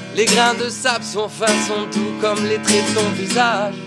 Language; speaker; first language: French; native; French